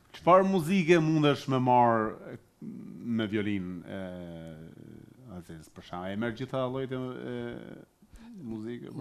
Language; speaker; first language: Albanian; native; Albanian